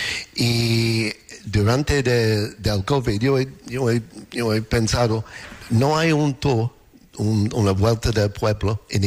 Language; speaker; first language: Spanish; non-native, learner; English